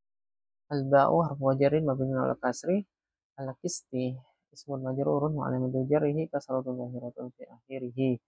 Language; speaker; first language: Arabic; non-native, fluent; Indonesian